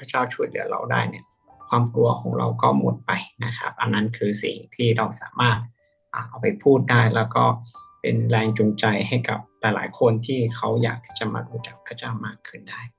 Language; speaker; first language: Thai; native; Thai